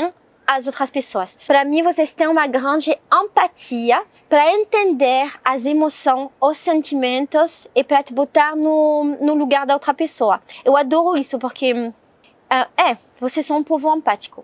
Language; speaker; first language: Portuguese; non-native, learner; French